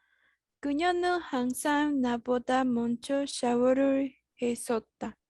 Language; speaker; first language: Korean; non-native, learner; Spanish